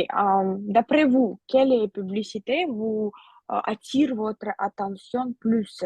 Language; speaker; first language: French; non-native, fluent; Russian